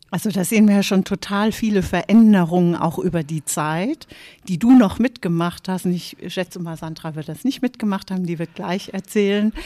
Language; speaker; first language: German; native; German